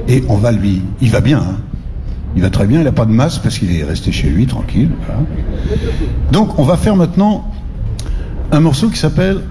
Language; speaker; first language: French; native; French